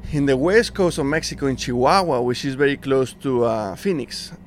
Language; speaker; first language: English; non-native, fluent; Spanish